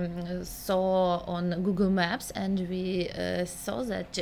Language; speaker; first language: English; non-native, learner; Ukrainian